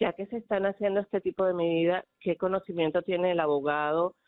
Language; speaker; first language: Spanish; native; Spanish